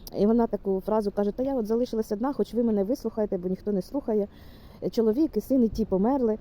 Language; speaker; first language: Ukrainian; non-native, local second language; Russian